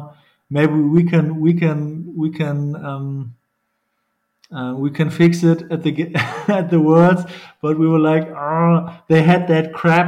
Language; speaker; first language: English; non-native, fluent; German